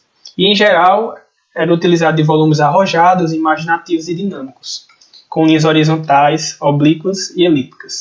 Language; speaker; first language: Portuguese; native; Portuguese